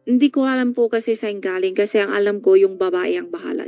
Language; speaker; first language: Filipino; non-native, learner; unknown